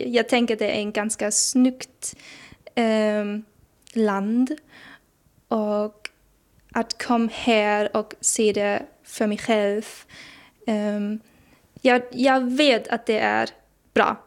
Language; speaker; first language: Swedish; non-native, learner; German